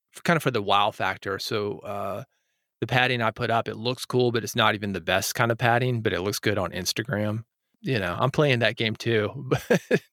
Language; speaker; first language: English; native; English